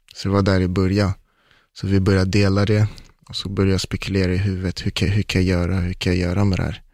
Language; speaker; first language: Swedish; early bilingual, other home language; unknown